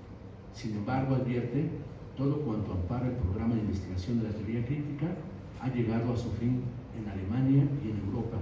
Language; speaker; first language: Spanish; native; Spanish